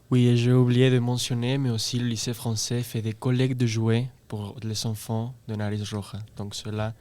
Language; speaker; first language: French; non-native, learner; Spanish